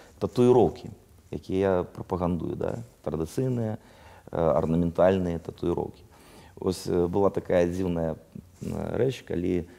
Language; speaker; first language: Belarusian; native; Belarusian